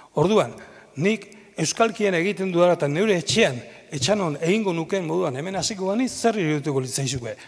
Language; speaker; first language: Basque; native; Basque